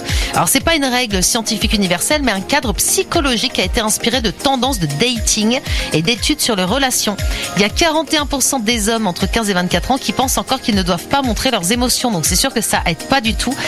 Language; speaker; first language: French; native; French